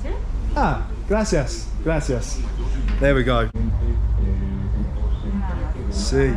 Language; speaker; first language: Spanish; non-native, learner; English